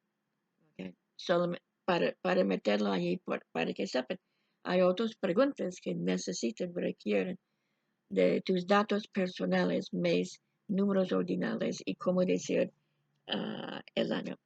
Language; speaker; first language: Spanish; non-native, fluent; English